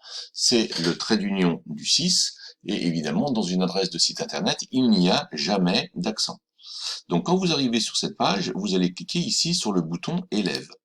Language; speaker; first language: French; native; French